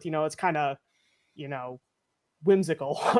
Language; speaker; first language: English; native; English